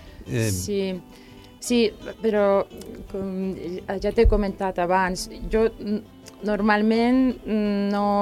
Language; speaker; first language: Catalan; non-native, learner; Serbian